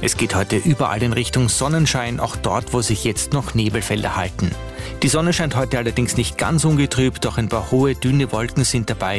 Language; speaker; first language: German; native; German